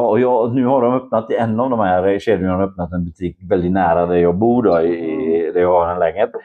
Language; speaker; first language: Swedish; non-native, fluent; Polish